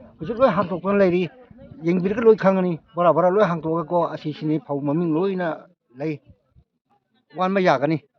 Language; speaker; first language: Manipuri; native; Manipuri